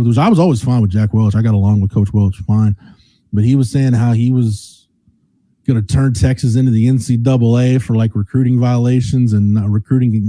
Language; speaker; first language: English; native; English